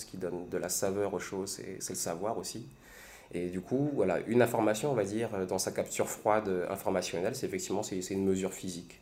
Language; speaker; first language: French; native; French